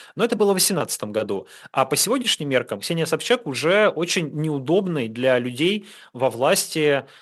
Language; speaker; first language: Russian; native; Russian